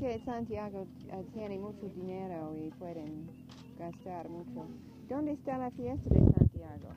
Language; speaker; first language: Spanish; non-native, learner; English